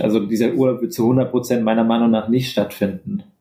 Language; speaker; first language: German; native; German